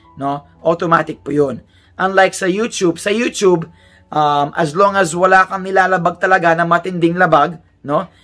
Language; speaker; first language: Filipino; non-native, fluent; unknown